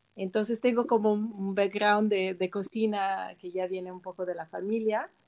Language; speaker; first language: Spanish; non-native, fluent; Italian